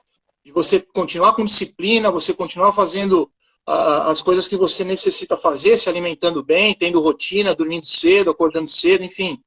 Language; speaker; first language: Portuguese; native; Portuguese